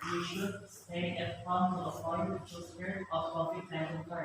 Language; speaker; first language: English; non-native, learner; Indonesian